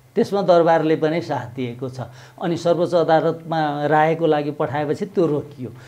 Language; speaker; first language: Nepali; native; Nepali